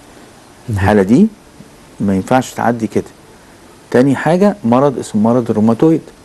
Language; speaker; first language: Arabic; native; Arabic